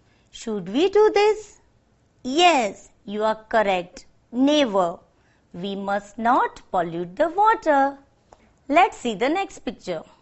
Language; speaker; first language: English; non-native, local second language; Gujarati